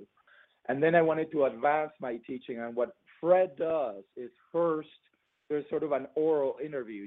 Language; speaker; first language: English; non-native, fluent; Spanish